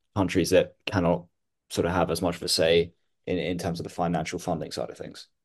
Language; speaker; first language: English; non-native, local second language; Hindi